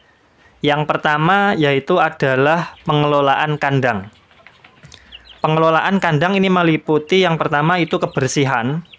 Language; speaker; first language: Indonesian; native; Indonesian